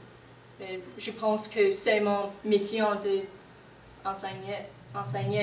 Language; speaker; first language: French; non-native, learner; English